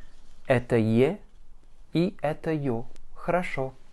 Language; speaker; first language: Russian; non-native, fluent; French